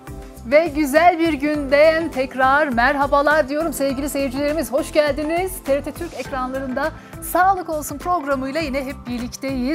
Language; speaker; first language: Turkish; native; Turkish